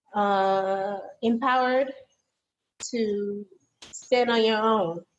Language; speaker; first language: English; early bilingual, other home language; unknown